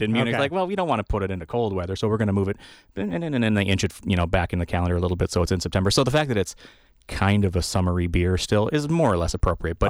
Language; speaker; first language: English; native; English